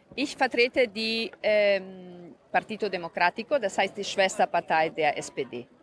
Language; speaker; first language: German; non-native, fluent; Italian